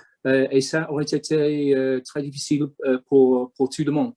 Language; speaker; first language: French; non-native, fluent; English